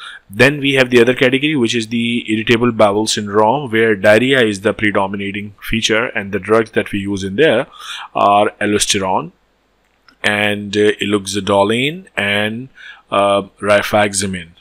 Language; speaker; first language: English; non-native, local second language; Hindi